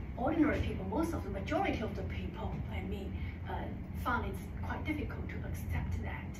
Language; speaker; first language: English; non-native, learner; Chinese